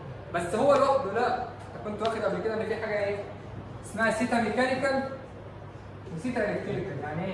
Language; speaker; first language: Arabic; native; Arabic